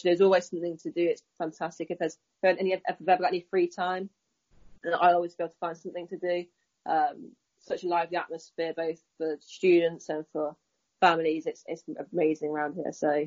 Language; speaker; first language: English; native; English